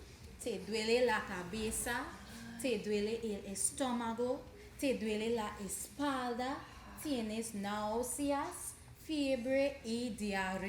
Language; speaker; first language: Spanish; non-native, learner; English